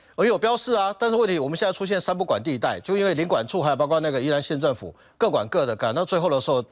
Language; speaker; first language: Chinese; native; Chinese